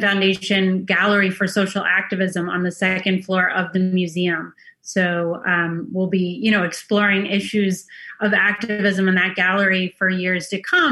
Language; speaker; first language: English; native; English